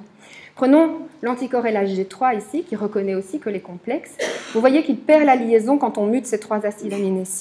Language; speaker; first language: French; native; French